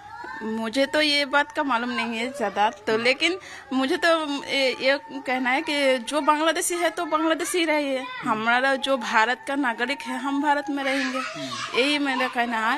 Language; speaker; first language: Hindi; non-native, local second language; Bangla